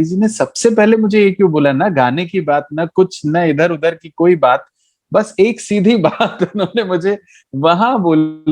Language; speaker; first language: Hindi; native; Hindi